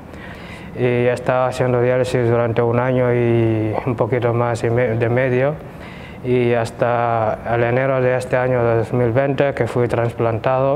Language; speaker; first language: Spanish; non-native, fluent; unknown